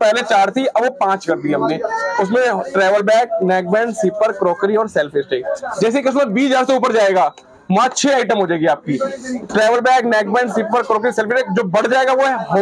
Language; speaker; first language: Hindi; native; Hindi